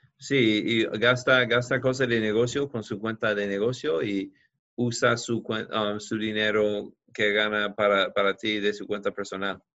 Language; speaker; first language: Spanish; non-native, fluent; English